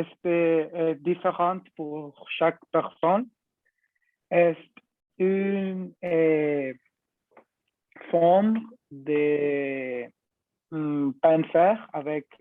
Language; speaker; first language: French; non-native, learner; Spanish